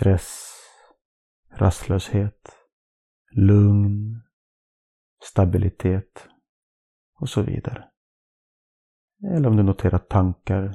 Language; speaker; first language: Swedish; non-native, fluent; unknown